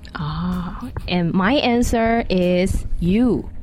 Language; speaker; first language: English; non-native, fluent; Chinese